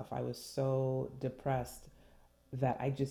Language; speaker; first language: English; early bilingual, other home language; French